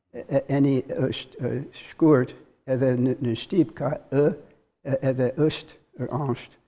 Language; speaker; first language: Albanian; non-native, learner; English